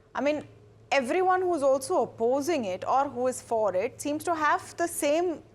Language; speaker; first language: English; non-native, local second language; Hindi